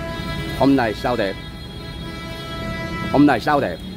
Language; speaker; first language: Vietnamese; non-native, learner; Korean